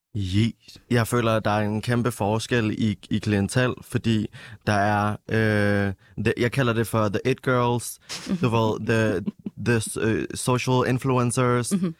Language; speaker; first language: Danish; early bilingual, other home language; Arabic